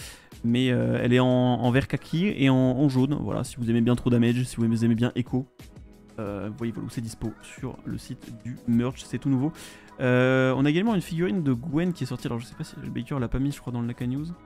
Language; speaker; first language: French; native; French